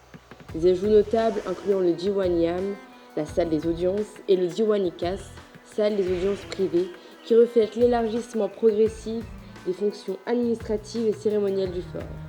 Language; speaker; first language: French; native; French